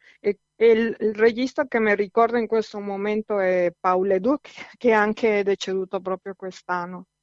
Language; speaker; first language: Italian; non-native, fluent; Spanish